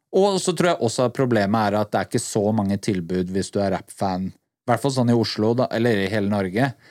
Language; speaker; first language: Norwegian; native; Norwegian